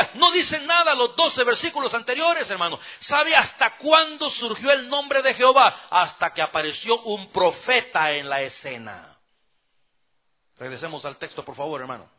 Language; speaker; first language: Spanish; native; Spanish